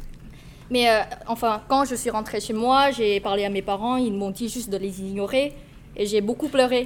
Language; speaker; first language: French; non-native, fluent; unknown